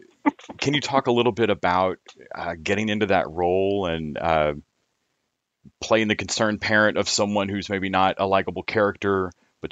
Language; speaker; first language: English; native; English